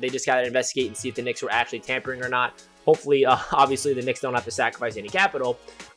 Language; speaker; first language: English; native; English